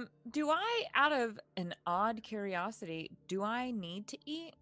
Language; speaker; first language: English; native; English